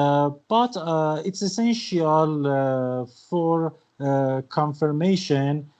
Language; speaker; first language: English; non-native, learner; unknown